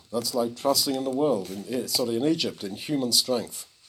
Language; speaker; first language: English; native; English